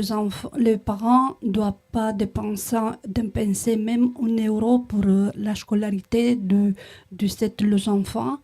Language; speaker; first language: French; non-native, learner; Romanian